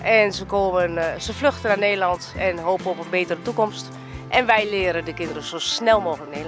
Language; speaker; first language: Dutch; native; Dutch